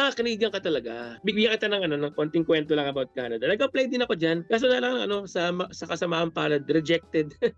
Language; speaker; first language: Filipino; early bilingual, other home language; Punjabi